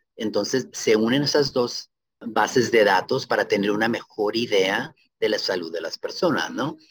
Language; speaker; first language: Spanish; native; Spanish